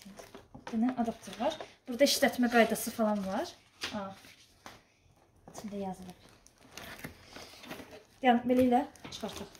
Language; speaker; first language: Turkish; non-native, learner; Azerbaijani